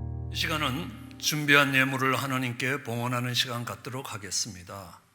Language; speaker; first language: Korean; native; Korean